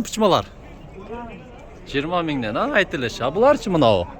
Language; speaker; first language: Kyrgyz; non-native, local second language; Uzbek